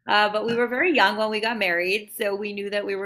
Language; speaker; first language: English; native; English